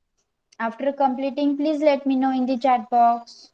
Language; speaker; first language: English; non-native, local second language; Marathi